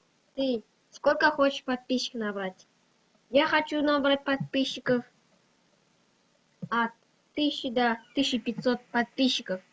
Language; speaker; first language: Russian; non-native, local second language; Kazakh